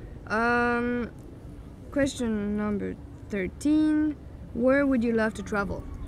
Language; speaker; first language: English; non-native, fluent; French